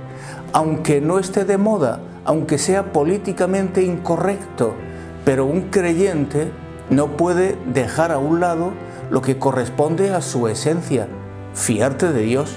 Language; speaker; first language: Spanish; native; Spanish